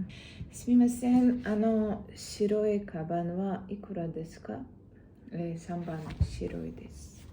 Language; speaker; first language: Japanese; non-native, learner; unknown